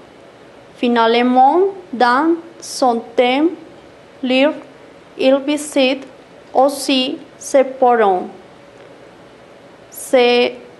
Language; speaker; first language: French; non-native, learner; Spanish